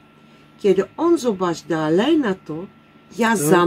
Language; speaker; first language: Polish; non-native, learner; Dutch